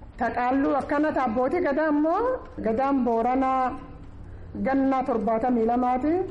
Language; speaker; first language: Oromo; native; Oromo